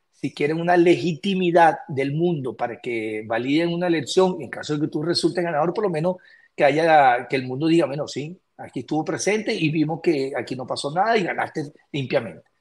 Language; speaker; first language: Spanish; native; Spanish